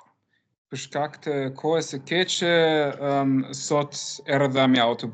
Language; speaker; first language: Albanian; non-native, learner; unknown